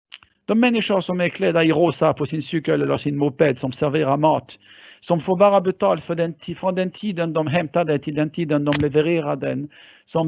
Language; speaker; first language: Swedish; non-native, fluent; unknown